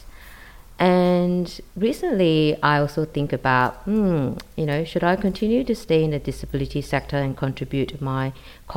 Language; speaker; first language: English; non-native, local second language; Cantonese